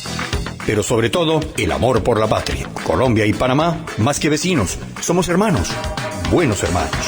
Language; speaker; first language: Spanish; native; Spanish